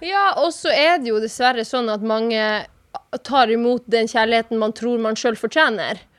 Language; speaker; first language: Norwegian; non-native, local second language; Northern Sami